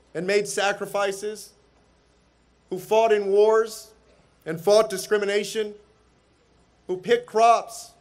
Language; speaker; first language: English; early bilingual, other home language; Spanish